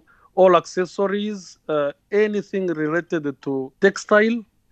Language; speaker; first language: English; non-native, local second language; Kinyarwanda